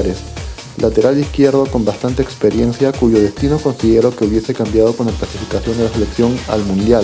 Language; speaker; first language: Spanish; native; Spanish